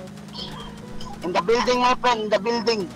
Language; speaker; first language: English; non-native, local second language; Cebuano